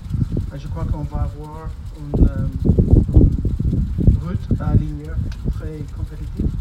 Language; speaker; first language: French; non-native, fluent; English